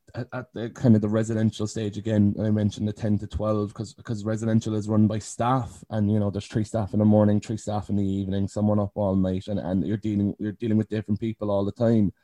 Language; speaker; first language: English; native; English